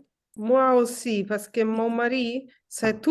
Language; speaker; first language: French; non-native, learner; Polish